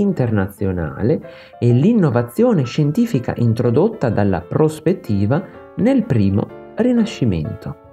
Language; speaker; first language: Italian; native; Italian